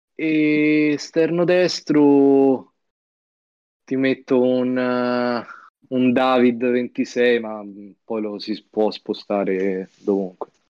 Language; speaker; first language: Italian; native; Italian